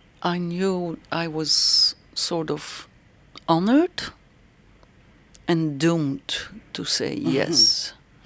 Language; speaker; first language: English; non-native, fluent; Dutch